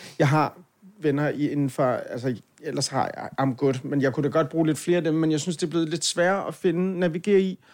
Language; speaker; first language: Danish; native; Danish